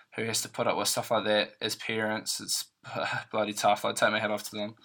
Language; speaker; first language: English; native; English